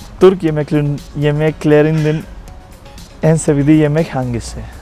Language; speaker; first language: Turkish; non-native, learner; Spanish